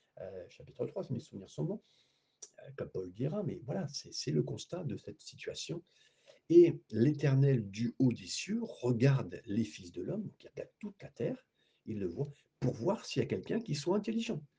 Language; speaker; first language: French; native; French